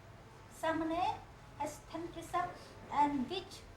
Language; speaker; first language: English; non-native, learner; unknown